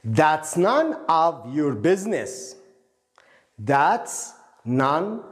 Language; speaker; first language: English; non-native, fluent; Arabic